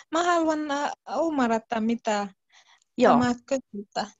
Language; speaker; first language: Finnish; non-native, learner; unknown